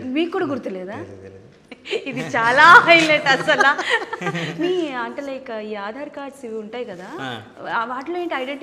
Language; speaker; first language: Telugu; native; Telugu